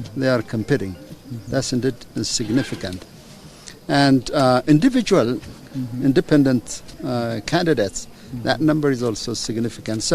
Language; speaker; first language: English; non-native, local second language; Amharic